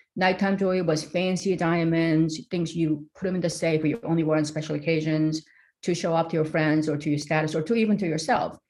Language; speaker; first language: English; early bilingual, other home language; Korean